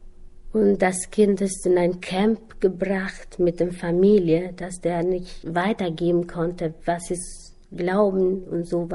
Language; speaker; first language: German; non-native, learner; Albanian